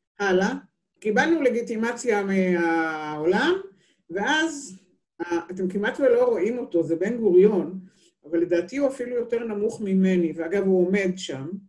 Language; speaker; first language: Hebrew; native; Hebrew